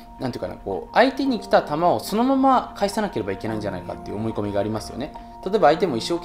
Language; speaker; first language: Japanese; native; Japanese